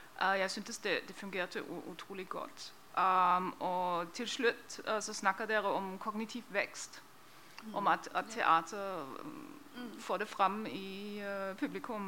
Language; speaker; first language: Norwegian; non-native, fluent; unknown